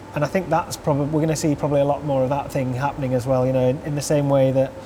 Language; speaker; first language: English; native; English